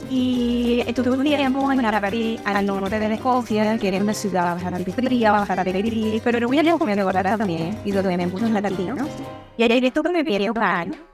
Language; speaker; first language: Spanish; native; Spanish